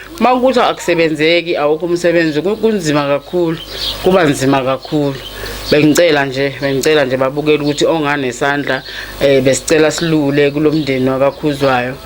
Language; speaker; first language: Zulu; native; Zulu